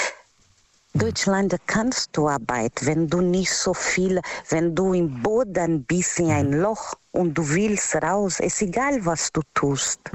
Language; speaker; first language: German; non-native, fluent; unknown